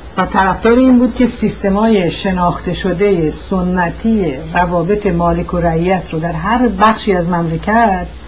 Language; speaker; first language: Persian; early bilingual, heritage; Persian